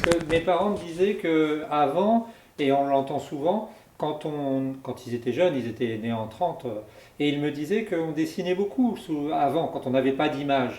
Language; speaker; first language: French; native; French